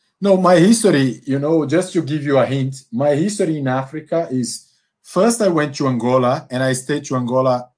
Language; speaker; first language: English; non-native, fluent; Portuguese